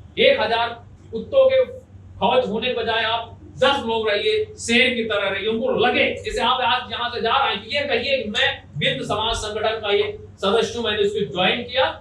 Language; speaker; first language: Hindi; native; Hindi